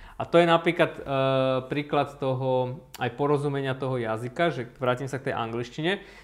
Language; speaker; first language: Slovak; early bilingual, other home language; Armenian